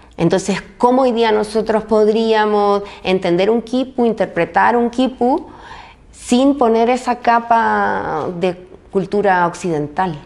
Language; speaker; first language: Spanish; native; Spanish